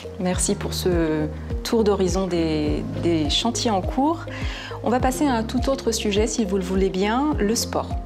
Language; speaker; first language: French; native; French